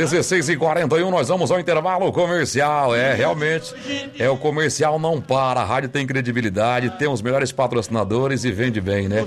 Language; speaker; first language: Portuguese; native; Portuguese